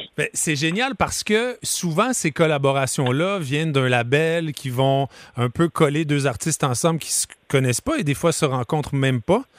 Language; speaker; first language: French; native; French